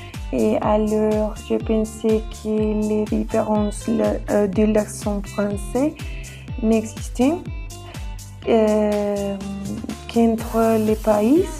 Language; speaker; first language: French; non-native, learner; Spanish